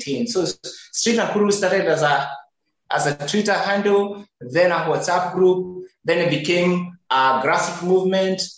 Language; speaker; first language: English; non-native, local second language; Kikuyu